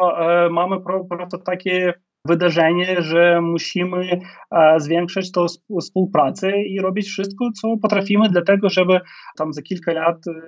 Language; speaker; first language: Polish; non-native, fluent; Ukrainian